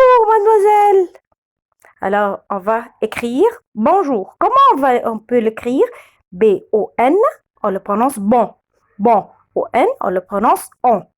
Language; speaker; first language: French; non-native, fluent; Arabic